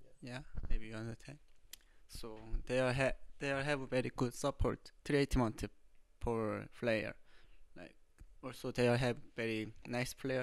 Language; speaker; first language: English; non-native, learner; Korean